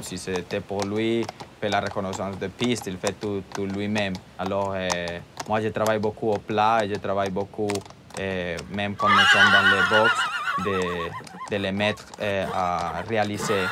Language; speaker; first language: French; non-native, fluent; Spanish